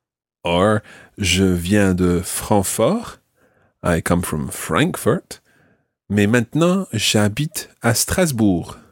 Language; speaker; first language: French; non-native, fluent; English